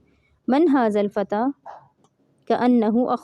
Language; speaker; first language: Arabic; non-native, fluent; Urdu